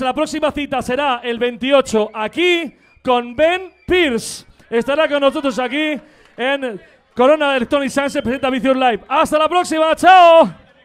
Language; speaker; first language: Spanish; native; Spanish